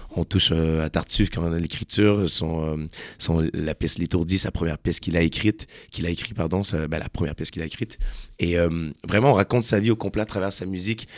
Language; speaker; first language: French; native; French